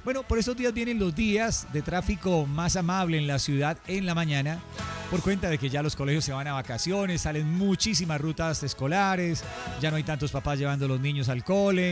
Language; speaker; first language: Spanish; native; Spanish